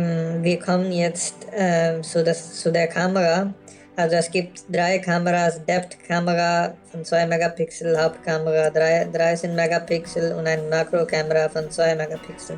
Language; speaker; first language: German; non-native, fluent; Urdu